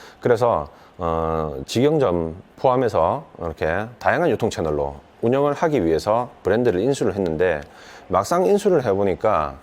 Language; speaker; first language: Korean; native; Korean